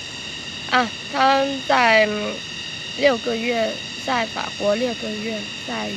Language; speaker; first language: Chinese; non-native, learner; Vietnamese